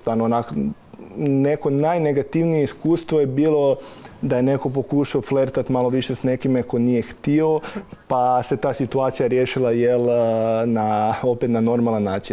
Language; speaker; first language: Croatian; native; Croatian